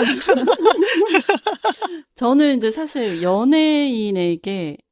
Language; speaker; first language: Korean; native; Korean